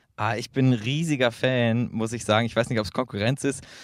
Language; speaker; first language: German; native; German